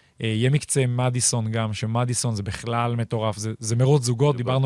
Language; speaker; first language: Hebrew; native; Hebrew